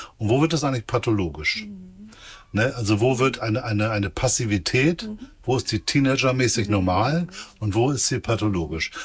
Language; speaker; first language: German; native; German